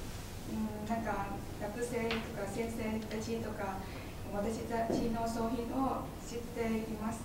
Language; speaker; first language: Japanese; non-native, learner; Vietnamese